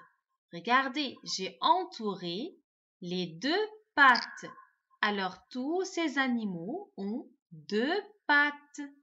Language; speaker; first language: French; non-native, local second language; Arabic